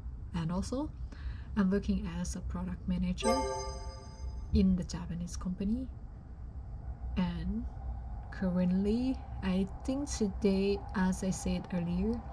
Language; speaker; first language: English; non-native, fluent; Lao